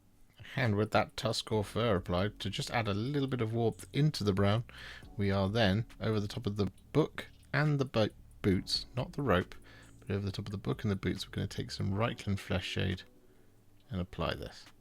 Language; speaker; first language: English; native; English